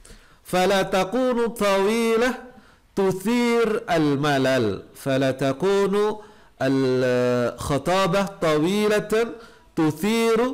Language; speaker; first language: Arabic; non-native, fluent; Indonesian